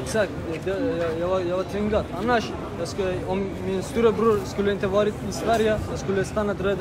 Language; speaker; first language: Swedish; non-native, fluent; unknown